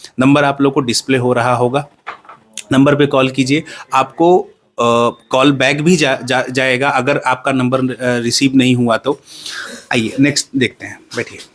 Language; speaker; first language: Hindi; native; Hindi